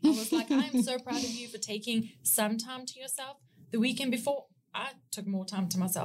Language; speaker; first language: English; native; English